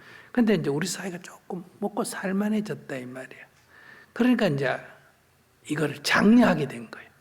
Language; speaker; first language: Korean; native; Korean